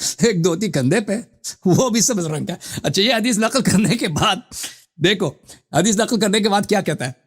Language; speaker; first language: Urdu; non-native, fluent; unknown